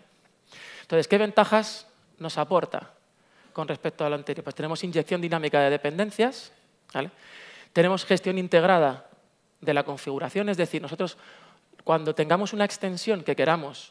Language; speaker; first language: Spanish; native; Spanish